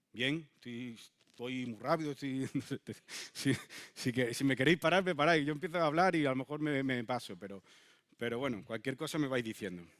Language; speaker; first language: Spanish; native; Spanish